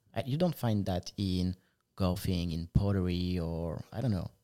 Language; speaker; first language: English; non-native, fluent; French